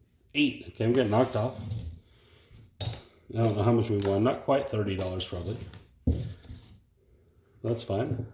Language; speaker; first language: English; native; English